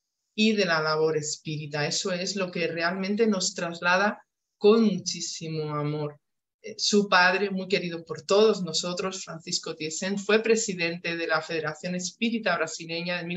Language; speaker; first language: Spanish; native; Spanish